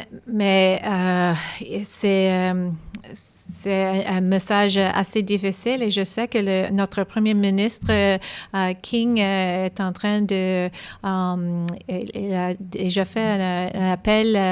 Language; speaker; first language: French; non-native, local second language; English